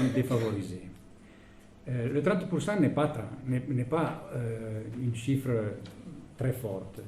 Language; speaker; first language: French; non-native, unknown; Italian